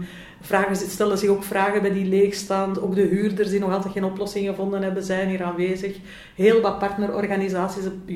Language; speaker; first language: Dutch; native; Dutch